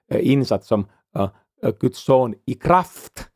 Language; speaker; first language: Swedish; non-native, fluent; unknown